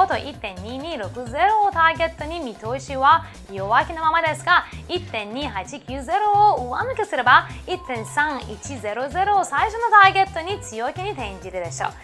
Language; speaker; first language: Japanese; non-native, fluent; Persian